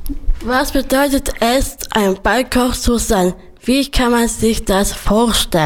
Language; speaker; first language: German; non-native, learner; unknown